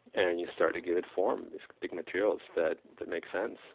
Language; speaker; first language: English; non-native, fluent; Czech